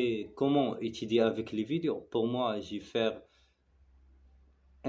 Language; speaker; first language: French; non-native, learner; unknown